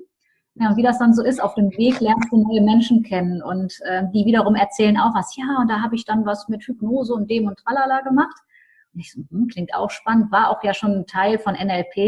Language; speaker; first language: German; native; German